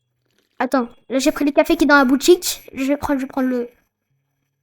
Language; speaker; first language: French; native; French